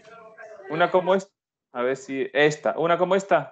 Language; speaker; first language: Spanish; native; Spanish